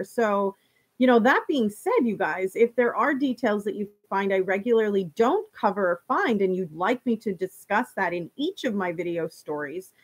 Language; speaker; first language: English; native; English